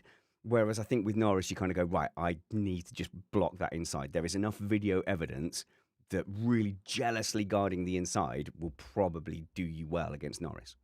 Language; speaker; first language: English; native; English